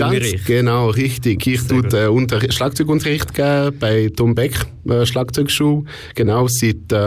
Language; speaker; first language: German; non-native, local second language; French